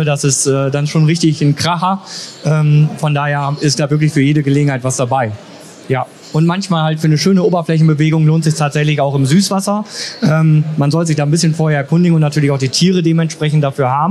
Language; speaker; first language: German; native; German